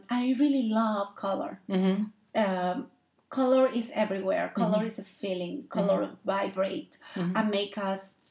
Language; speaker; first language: English; non-native, fluent; Spanish